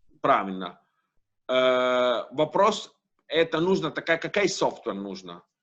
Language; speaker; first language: Russian; non-native, learner; Italian